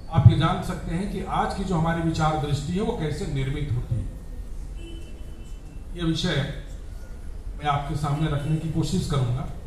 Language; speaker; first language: Hindi; native; Hindi